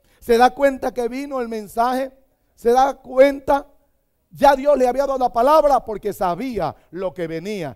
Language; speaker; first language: Spanish; native; Spanish